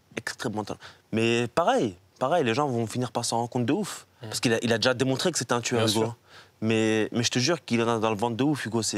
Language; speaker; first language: French; native; French